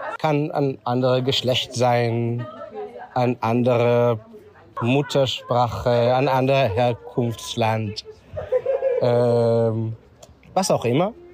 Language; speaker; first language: German; non-native, fluent; Hebrew